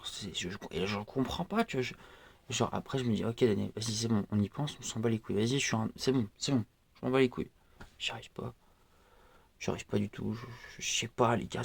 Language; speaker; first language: French; native; French